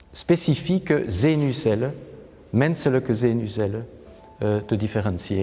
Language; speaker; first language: Dutch; non-native, local second language; French